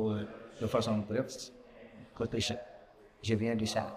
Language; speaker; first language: French; non-native, local second language; Wolof